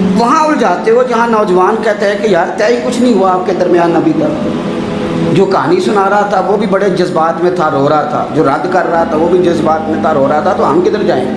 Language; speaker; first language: Urdu; non-native, local second language; Punjabi